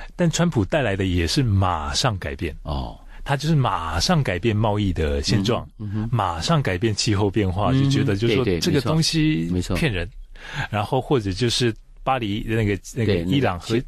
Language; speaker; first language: Chinese; native; Chinese